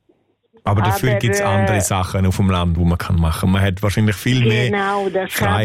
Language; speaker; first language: German; native; German